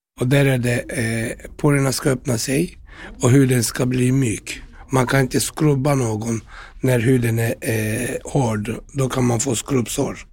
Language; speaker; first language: Swedish; non-native, fluent; Turkish